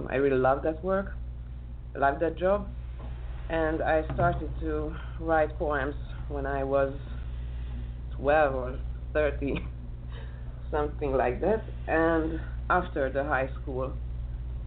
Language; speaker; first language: English; non-native, learner; Serbian